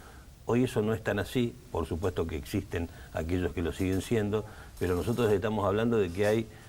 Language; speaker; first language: Spanish; native; Spanish